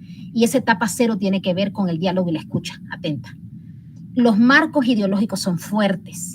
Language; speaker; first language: Spanish; native; Spanish